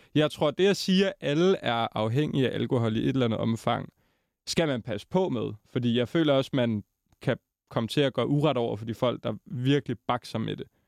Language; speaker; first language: Danish; native; Danish